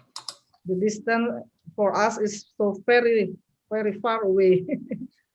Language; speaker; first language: English; non-native, local second language; Indonesian